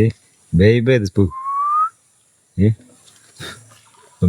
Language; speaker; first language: Spanish; non-native, local second language; Quechua